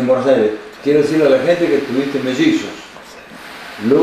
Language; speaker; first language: Spanish; native; Spanish